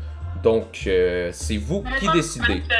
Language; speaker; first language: French; native; French